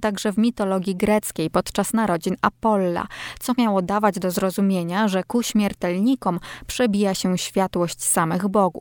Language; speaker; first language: Polish; native; Polish